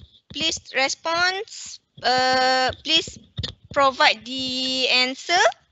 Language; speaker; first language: English; non-native, local second language; Malay